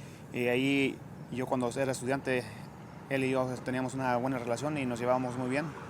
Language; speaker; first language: Spanish; early bilingual, heritage; Spanish